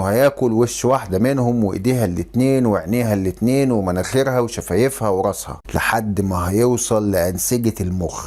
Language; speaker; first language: Arabic; native; Arabic